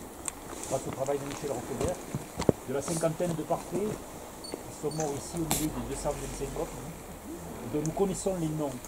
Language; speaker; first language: French; native; French